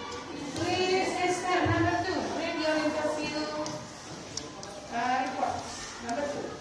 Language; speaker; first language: English; non-native, learner; Indonesian